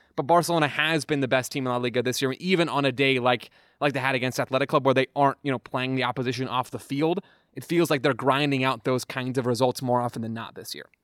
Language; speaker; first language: English; native; English